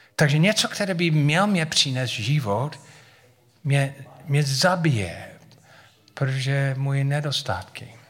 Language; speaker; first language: Czech; non-native, fluent; English